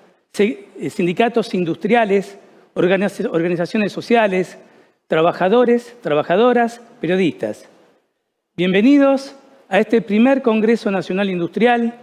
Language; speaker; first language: Spanish; native; Spanish